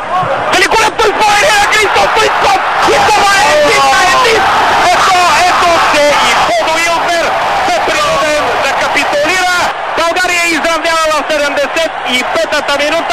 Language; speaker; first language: Bulgarian; native; Bulgarian